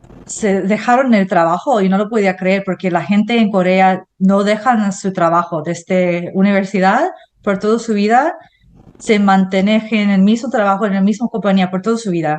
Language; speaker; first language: Spanish; non-native, fluent; English